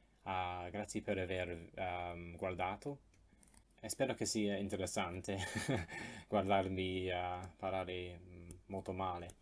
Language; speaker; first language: Italian; non-native, learner; English